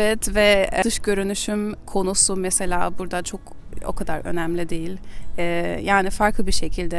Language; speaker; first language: Turkish; early bilingual, heritage; German